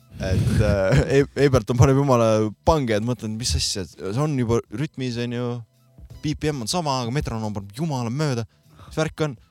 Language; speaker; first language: Estonian; native; Estonian